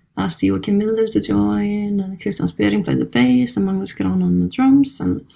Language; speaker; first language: English; non-native, fluent; Icelandic